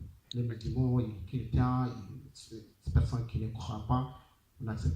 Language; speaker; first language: French; non-native, learner; Arabic